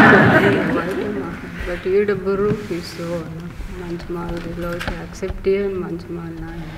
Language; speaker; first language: German; non-native, learner; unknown